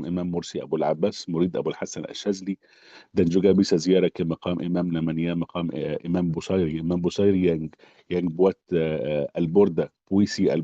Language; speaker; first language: Indonesian; non-native, fluent; Arabic